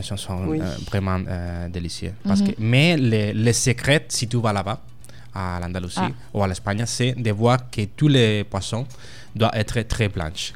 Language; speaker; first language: French; non-native, learner; Spanish